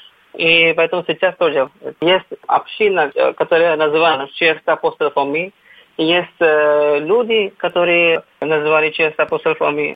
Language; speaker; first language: Russian; non-native, fluent; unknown